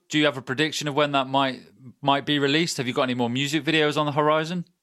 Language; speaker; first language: English; native; English